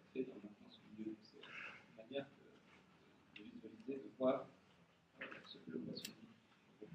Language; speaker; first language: French; native; French